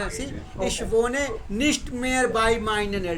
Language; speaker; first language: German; non-native, fluent; Hindi